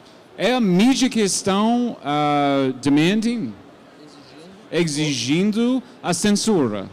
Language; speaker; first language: Portuguese; non-native, fluent; English